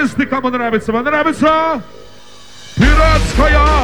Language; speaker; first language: Russian; non-native, learner; English